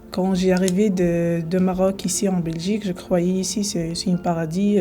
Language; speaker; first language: French; non-native, local second language; Arabic